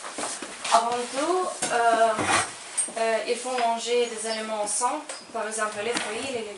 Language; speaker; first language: French; non-native, fluent; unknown